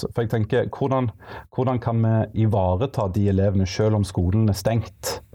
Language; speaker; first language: Norwegian; native; Norwegian